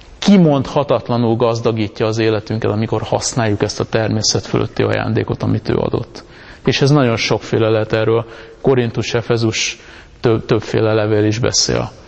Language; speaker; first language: Hungarian; native; Hungarian